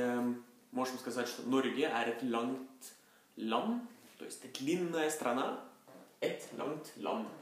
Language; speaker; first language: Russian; non-native, fluent; Norwegian